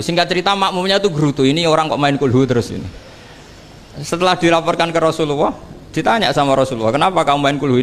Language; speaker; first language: Indonesian; native; Indonesian